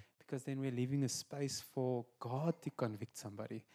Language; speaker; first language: English; non-native, local second language; Afrikaans